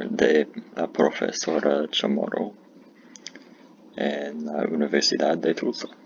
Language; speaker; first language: Spanish; non-native, learner; English